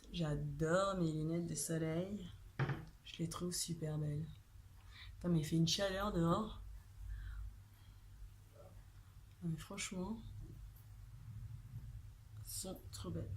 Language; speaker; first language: French; native; French